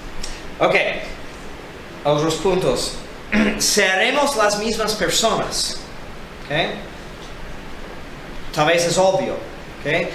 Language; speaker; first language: Spanish; non-native, fluent; English